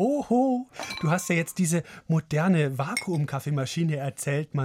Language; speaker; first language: German; native; German